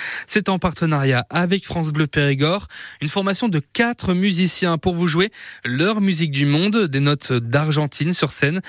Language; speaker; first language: French; native; French